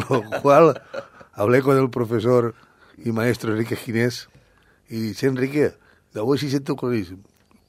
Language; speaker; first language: Spanish; native; Spanish